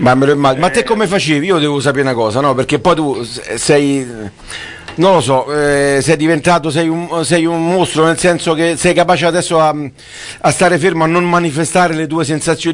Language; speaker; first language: Italian; native; Italian